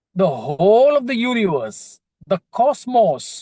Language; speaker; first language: English; non-native, local second language; Malayalam